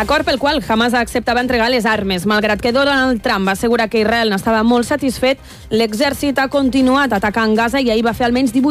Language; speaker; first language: Catalan; native; Catalan